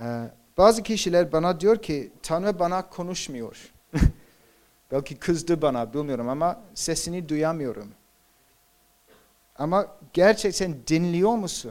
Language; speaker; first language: Turkish; non-native, fluent; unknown